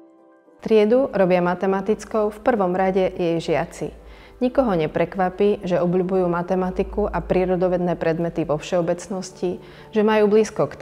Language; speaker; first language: Slovak; native; Slovak